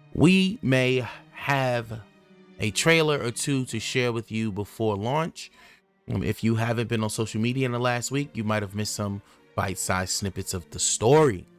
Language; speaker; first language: English; native; English